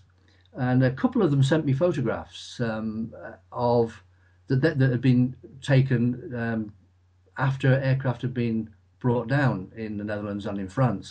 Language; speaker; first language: English; native; English